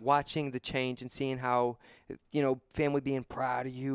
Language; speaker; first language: English; native; English